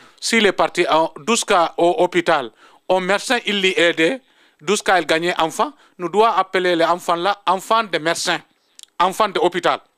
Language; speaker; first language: French; non-native, local second language; Fula